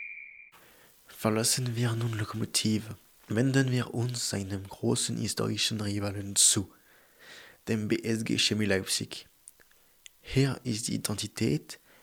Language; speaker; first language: German; native; German